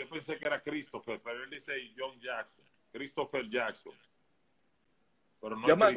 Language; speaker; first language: Spanish; native; Spanish